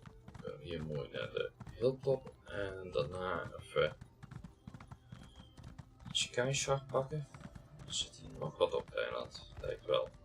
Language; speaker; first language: Dutch; native; Dutch